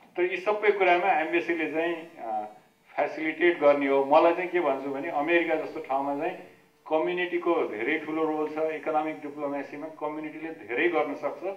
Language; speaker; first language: Nepali; native; Nepali